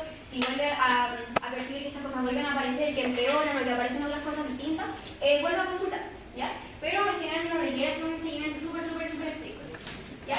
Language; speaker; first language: Spanish; native; Spanish